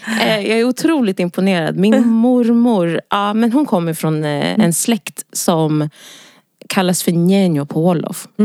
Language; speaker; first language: Swedish; early bilingual, other home language; Wolof